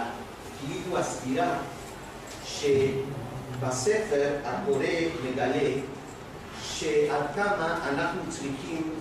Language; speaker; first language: Hebrew; non-native, fluent; Spanish